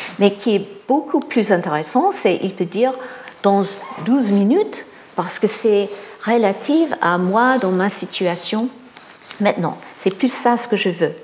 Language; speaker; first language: French; non-native, fluent; English